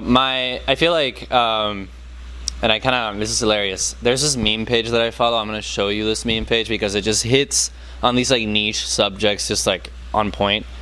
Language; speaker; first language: English; non-native, local second language; Spanish